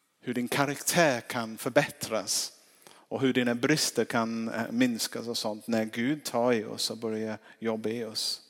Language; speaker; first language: Swedish; non-native, fluent; English